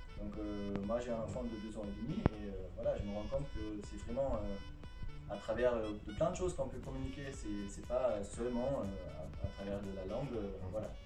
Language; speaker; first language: French; non-native, fluent; German